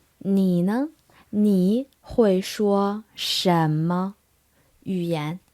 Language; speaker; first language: Chinese; native; Chinese